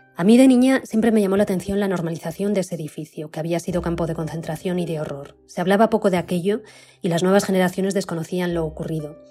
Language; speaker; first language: Spanish; native; Spanish